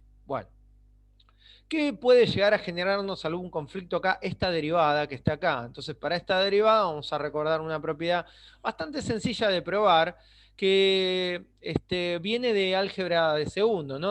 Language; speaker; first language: Spanish; native; Spanish